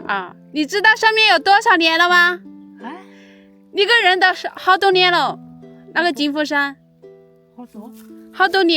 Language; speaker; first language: Chinese; native; Chinese